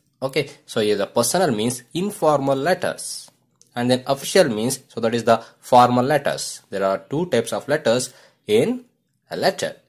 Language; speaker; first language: English; non-native, local second language; Kannada